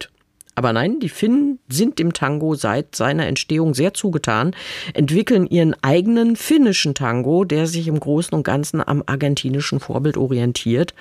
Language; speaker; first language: German; native; German